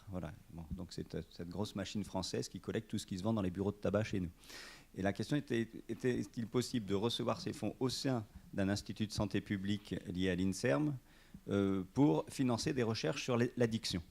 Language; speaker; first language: French; native; French